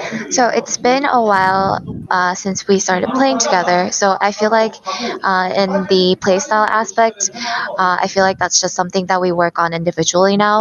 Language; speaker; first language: English; non-native, fluent; Korean